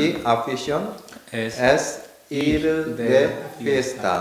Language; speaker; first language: Spanish; non-native, learner; Korean